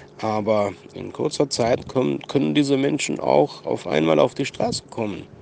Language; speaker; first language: German; non-native, fluent; Armenian